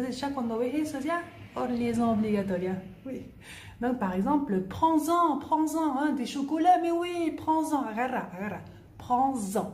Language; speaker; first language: French; native; French